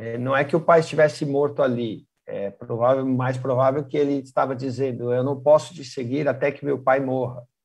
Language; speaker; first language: Portuguese; native; Portuguese